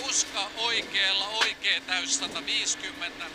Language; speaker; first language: Finnish; native; Finnish